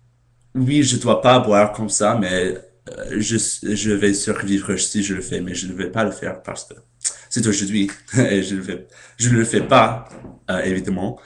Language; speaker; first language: French; non-native, learner; English